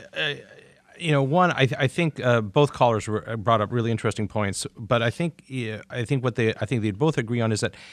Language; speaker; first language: English; native; English